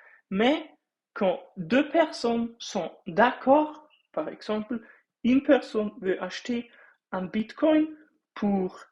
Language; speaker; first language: French; non-native, fluent; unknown